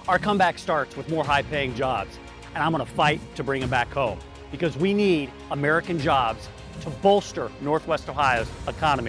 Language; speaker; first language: English; native; English